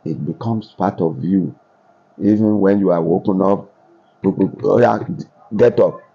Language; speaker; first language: English; non-native, local second language; Yoruba